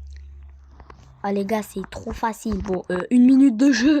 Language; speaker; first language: French; native; French